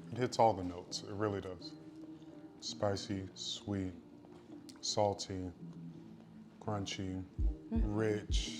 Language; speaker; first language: English; native; English